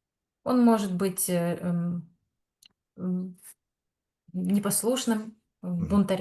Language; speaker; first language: Russian; native; Russian